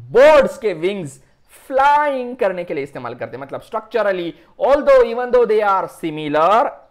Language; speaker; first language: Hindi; non-native, local second language; Marathi